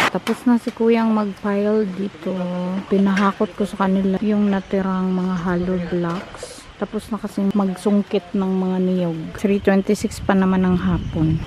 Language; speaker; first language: Filipino; non-native, local second language; Cebuano